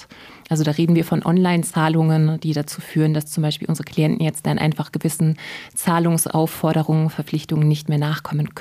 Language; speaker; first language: German; native; German